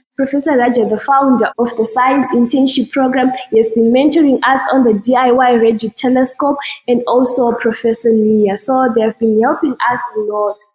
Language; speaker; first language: English; non-native, local second language; Shona